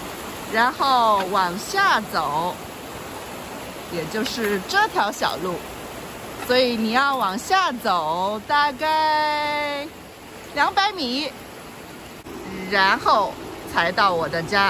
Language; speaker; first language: Chinese; non-native, local second language; Yao